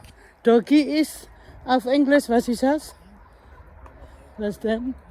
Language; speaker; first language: German; non-native, learner; Indonesian